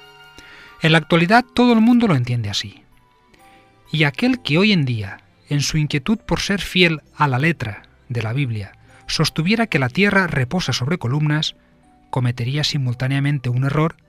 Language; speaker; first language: Spanish; native; Spanish